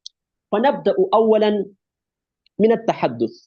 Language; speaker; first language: Arabic; non-native, fluent; Urdu